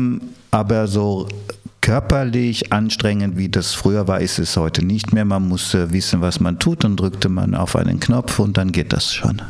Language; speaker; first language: German; early bilingual, other home language; Italian